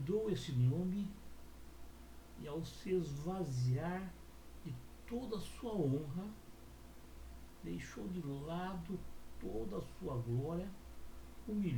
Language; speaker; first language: Portuguese; native; Portuguese